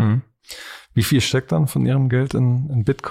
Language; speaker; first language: German; native; German